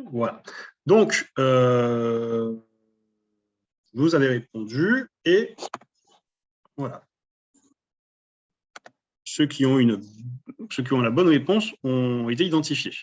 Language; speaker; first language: French; native; French